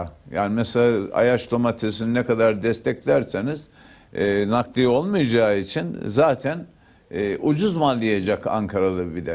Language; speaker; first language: Turkish; native; Turkish